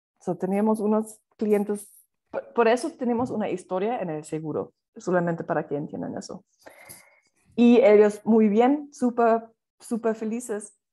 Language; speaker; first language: Spanish; non-native, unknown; German